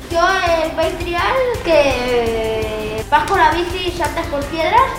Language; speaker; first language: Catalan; non-native, local second language; Spanish